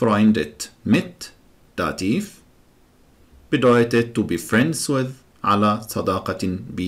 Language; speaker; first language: German; non-native, fluent; Arabic